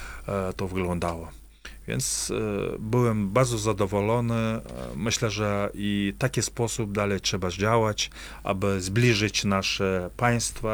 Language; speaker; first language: Polish; non-native, fluent; Kazakh